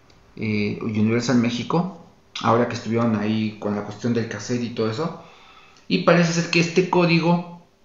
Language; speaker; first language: Spanish; native; Spanish